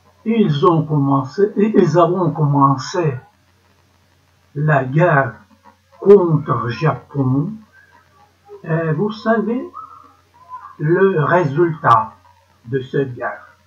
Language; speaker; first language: French; non-native, learner; Ukrainian